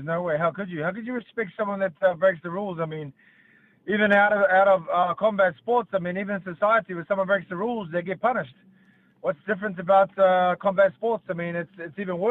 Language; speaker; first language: English; native; English